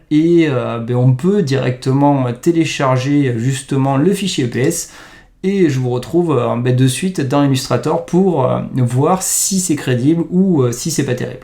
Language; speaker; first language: French; native; French